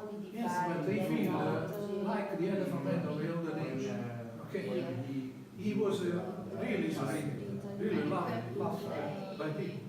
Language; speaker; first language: English; non-native, learner; Italian